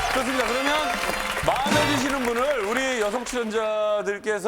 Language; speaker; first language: Korean; native; Korean